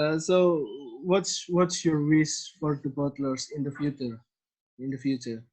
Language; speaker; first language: English; non-native, learner; Indonesian